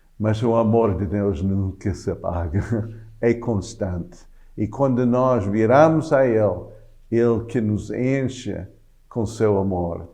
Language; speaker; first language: Portuguese; non-native, fluent; English